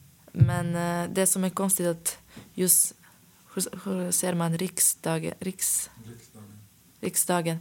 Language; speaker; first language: Swedish; non-native, fluent; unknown